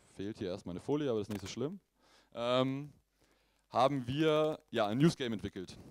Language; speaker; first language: German; native; German